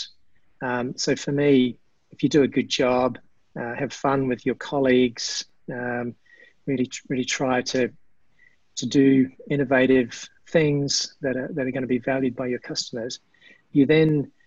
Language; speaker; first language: English; native; English